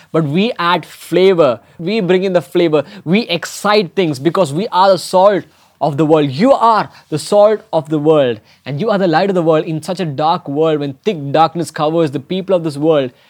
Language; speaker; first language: English; non-native, local second language; Malayalam